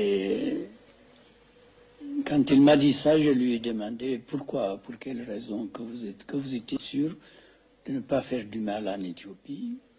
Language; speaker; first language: French; non-native, fluent; Amharic